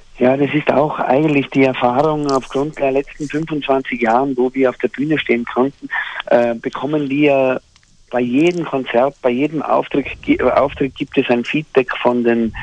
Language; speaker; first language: German; native; German